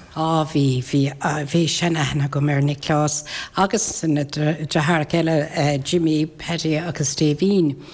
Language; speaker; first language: Irish; native; Irish